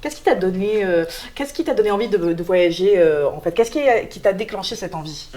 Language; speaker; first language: French; native; French